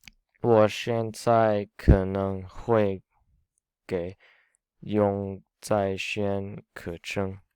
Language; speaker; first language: Chinese; non-native, learner; English